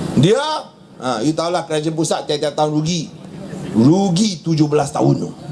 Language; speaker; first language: Malay; non-native, local second language; Min Nan Chinese